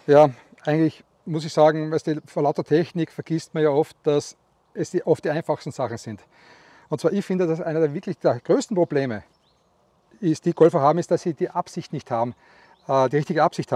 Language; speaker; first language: German; native; German